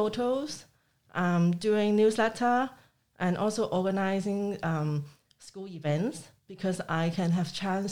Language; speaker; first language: English; non-native, local second language; Cantonese